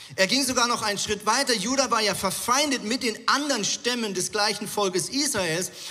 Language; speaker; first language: German; native; German